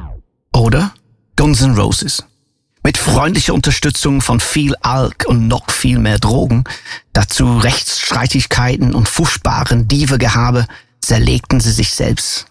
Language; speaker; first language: German; native; German